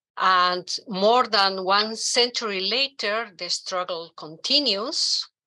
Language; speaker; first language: English; non-native, fluent; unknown